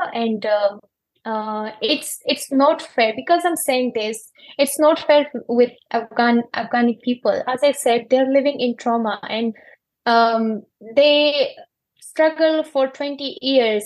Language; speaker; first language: English; non-native, fluent; Persian